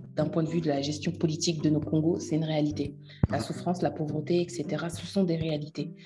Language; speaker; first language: French; native; French